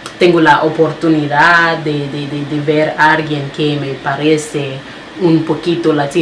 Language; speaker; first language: Spanish; non-native, learner; Haitian Creole